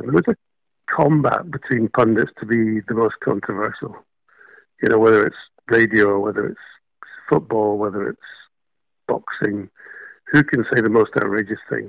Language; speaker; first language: English; native; English